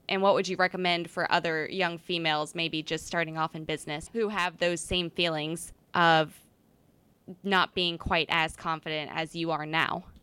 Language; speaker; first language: English; native; English